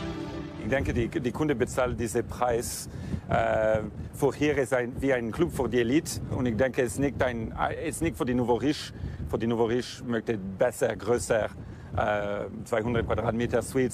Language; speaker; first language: German; non-native, fluent; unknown